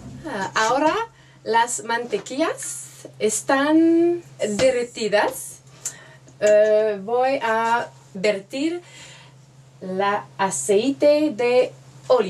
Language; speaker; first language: Spanish; non-native, learner; French